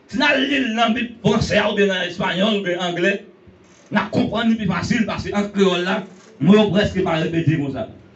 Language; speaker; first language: French; non-native, learner; Haitian Creole